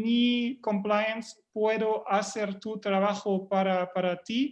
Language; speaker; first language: Spanish; non-native, fluent; German